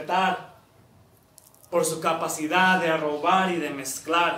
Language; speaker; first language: Spanish; early bilingual, heritage; Spanish